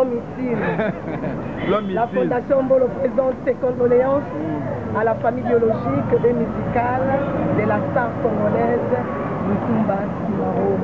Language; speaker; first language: French; non-native, local second language; Lingala